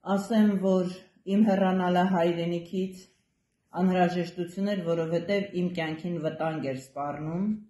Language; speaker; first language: Armenian; native; Armenian